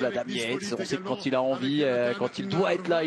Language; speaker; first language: French; native; French